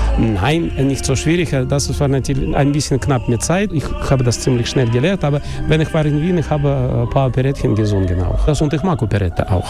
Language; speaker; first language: German; non-native, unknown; Russian